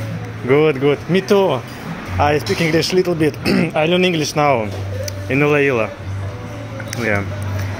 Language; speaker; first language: English; non-native, learner; Russian